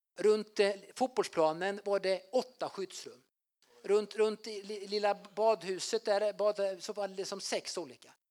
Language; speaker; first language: Swedish; native; Swedish